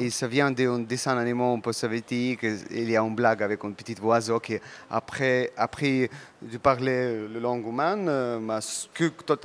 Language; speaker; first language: French; non-native, learner; Russian